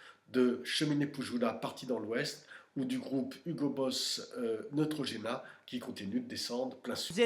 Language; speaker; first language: French; native; French